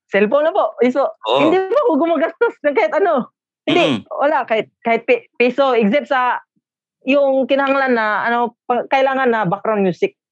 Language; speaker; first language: Filipino; non-native, local second language; Cebuano